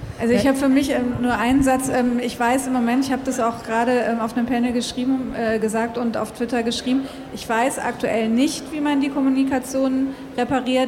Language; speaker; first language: German; native; German